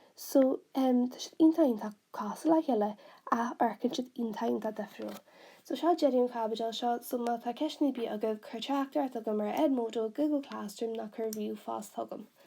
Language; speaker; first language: Irish; non-native, local second language; English